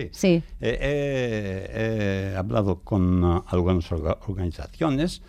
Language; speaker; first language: Spanish; non-native, fluent; Greek